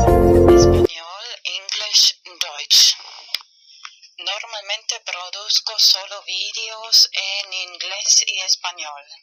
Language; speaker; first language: Spanish; non-native, fluent; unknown